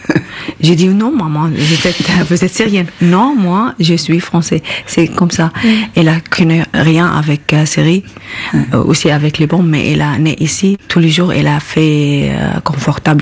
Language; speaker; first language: French; non-native, learner; Arabic